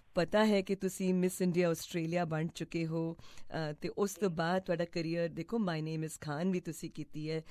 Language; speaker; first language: Punjabi; native; Punjabi